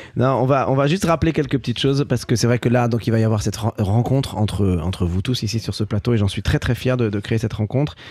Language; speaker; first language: French; early bilingual, other home language; Arabic